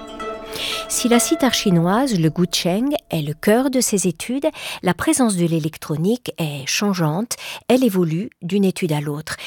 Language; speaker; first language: French; native; French